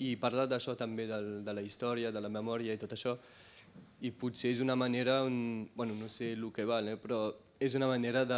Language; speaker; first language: Catalan; early bilingual, heritage; Catalan